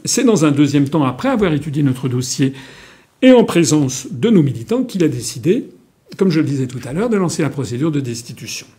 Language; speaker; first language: French; native; French